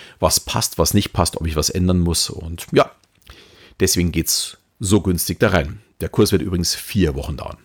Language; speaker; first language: German; native; German